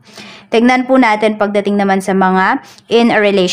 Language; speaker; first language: Filipino; native; Filipino